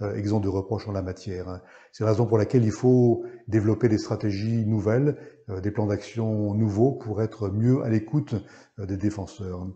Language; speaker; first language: French; native; French